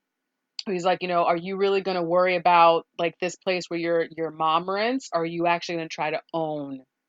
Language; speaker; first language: English; native; English